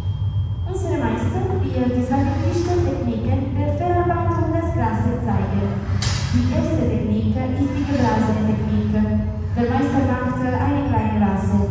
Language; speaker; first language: German; non-native, learner; Italian